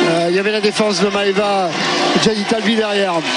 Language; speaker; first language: French; native; French